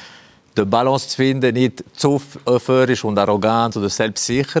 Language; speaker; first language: German; non-native, fluent; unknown